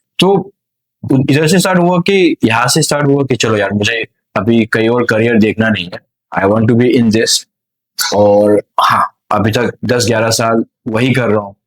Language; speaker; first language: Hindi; non-native, local second language; Manipuri